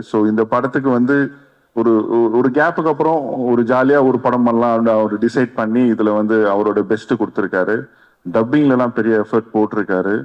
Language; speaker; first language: Tamil; native; Tamil